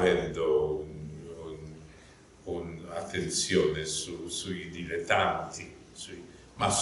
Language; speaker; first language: Italian; non-native, fluent; Polish